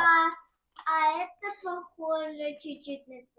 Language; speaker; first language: Russian; early bilingual, heritage; Russian